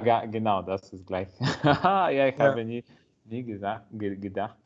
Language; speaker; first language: German; non-native, learner; Italian